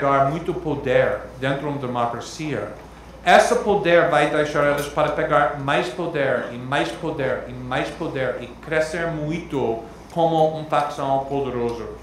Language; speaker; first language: Portuguese; non-native, fluent; English